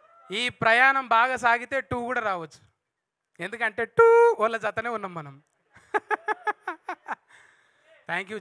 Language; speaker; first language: Telugu; native; Telugu